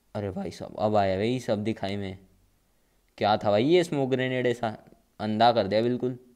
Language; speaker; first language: Hindi; non-native, local second language; Marathi